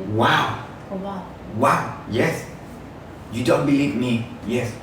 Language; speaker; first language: English; non-native, learner; Thai